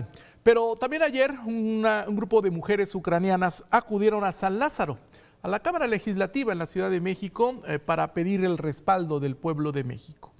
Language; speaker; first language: Spanish; native; Spanish